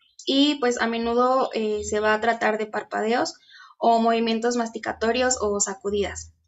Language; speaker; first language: Spanish; native; Spanish